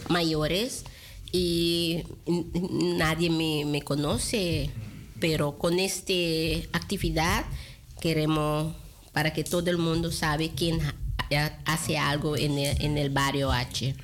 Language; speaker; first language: Spanish; non-native, fluent; Papiamento